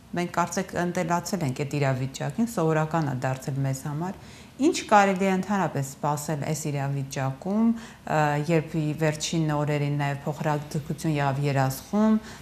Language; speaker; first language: Armenian; native; Armenian